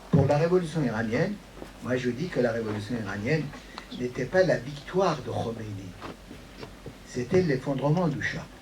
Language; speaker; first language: French; non-native, fluent; Persian